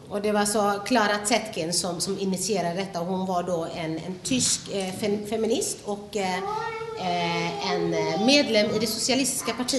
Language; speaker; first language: Swedish; early bilingual, other home language; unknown